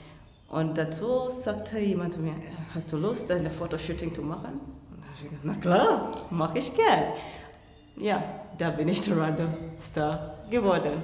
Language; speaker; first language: German; non-native, fluent; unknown